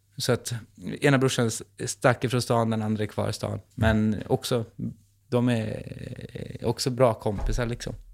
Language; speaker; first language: Swedish; native; Swedish